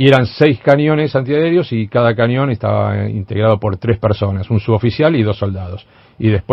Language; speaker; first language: Spanish; native; Spanish